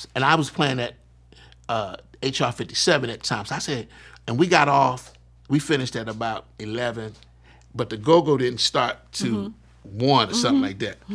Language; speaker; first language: English; native; English